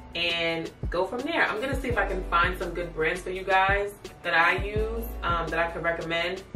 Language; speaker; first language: English; native; English